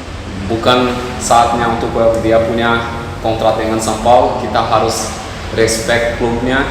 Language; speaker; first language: Indonesian; non-native, fluent; Portuguese